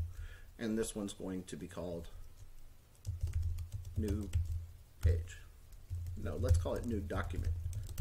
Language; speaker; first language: English; native; English